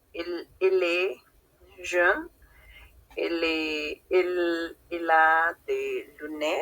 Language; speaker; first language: French; non-native, learner; Spanish